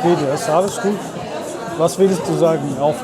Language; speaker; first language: German; non-native, learner; Amharic